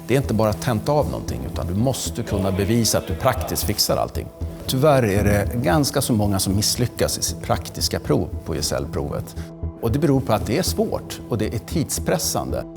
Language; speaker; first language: Swedish; native; Swedish